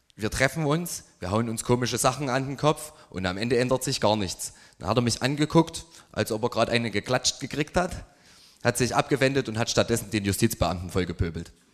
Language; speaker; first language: German; native; German